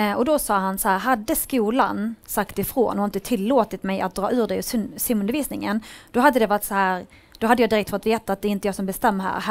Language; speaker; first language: Swedish; early bilingual, other home language; Arabic